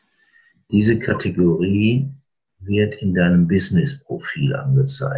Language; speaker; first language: German; native; German